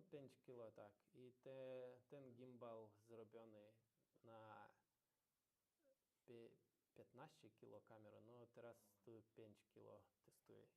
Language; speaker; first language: Polish; non-native, learner; Ukrainian